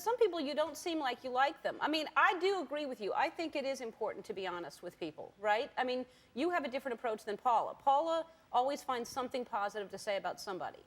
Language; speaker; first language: English; native; English